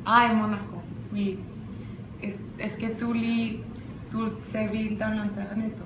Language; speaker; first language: French; non-native, learner; Spanish